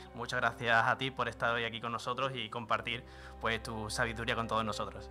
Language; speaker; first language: Spanish; native; Spanish